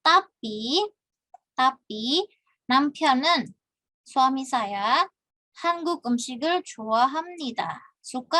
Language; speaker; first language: Korean; non-native, fluent; Indonesian